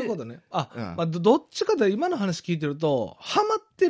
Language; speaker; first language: Japanese; native; Japanese